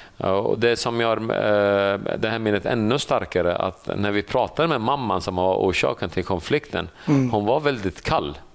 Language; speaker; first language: Swedish; early bilingual, other home language; Assyrian Neo-Aramaic